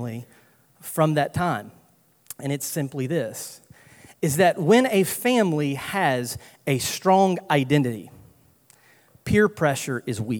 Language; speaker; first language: English; native; English